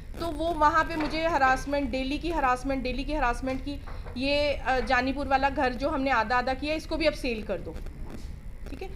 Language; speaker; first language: Hindi; non-native, local second language; Punjabi